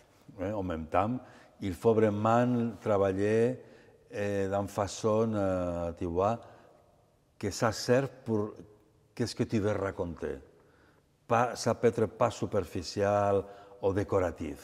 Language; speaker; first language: French; non-native, fluent; Catalan